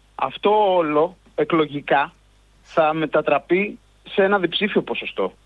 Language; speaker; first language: Greek; native; Greek